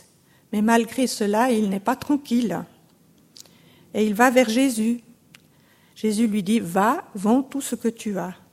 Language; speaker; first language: French; native; French